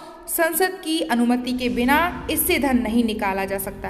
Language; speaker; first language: Hindi; native; Hindi